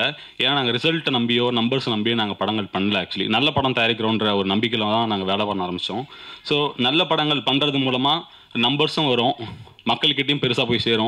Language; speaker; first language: Tamil; native; Tamil